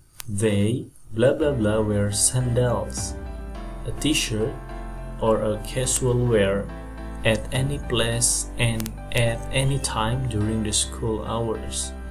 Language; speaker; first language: English; non-native, fluent; Indonesian